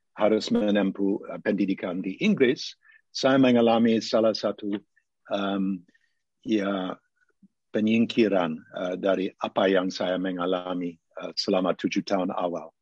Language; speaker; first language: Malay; non-native, fluent; English